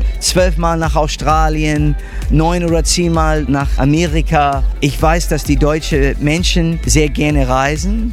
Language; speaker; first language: German; non-native, learner; English